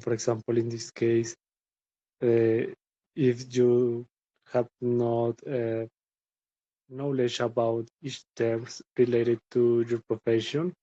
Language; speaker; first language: English; non-native, learner; Spanish